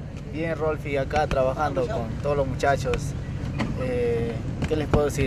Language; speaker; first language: Spanish; native; Spanish